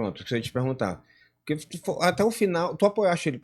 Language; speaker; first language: Portuguese; native; Portuguese